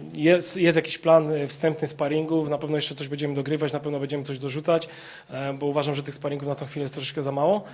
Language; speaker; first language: Polish; native; Polish